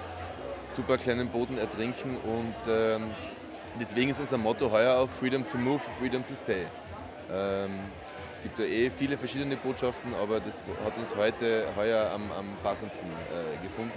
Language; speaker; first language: German; native; German